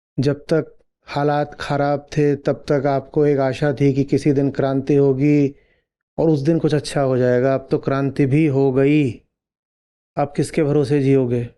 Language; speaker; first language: Hindi; native; Hindi